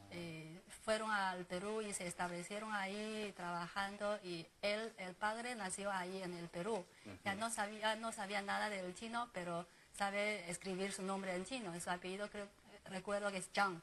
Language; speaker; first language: Spanish; non-native, fluent; Chinese